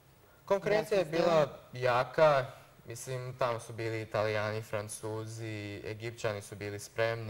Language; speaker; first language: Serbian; early bilingual, heritage; Serbian